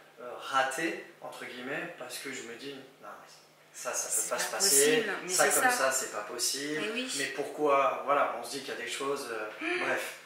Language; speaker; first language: French; native; French